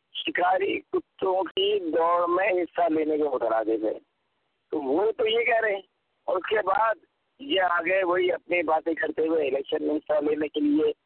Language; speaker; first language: Urdu; non-native, local second language; Punjabi